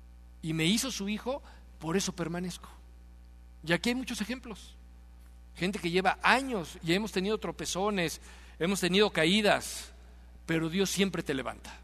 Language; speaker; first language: Spanish; native; Spanish